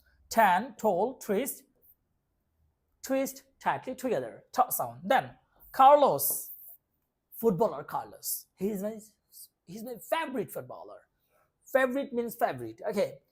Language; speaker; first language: English; non-native, local second language; Bangla